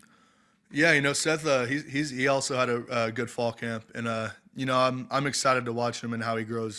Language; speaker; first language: English; native; English